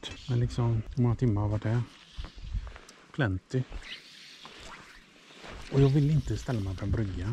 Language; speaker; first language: Swedish; native; Swedish